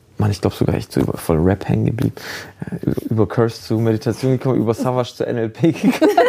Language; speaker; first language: German; early bilingual, other home language; Polish